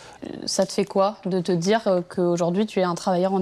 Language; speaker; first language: French; native; French